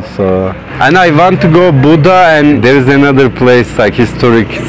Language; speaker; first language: English; non-native, learner; Turkish